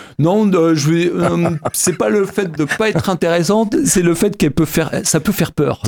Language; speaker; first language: French; native; French